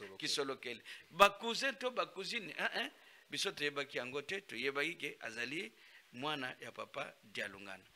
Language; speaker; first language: Lingala; non-native, local second language; Kongo